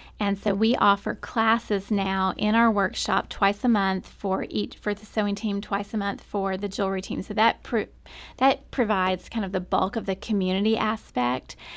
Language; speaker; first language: English; native; English